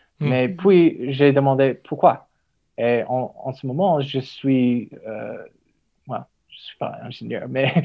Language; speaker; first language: French; non-native, learner; English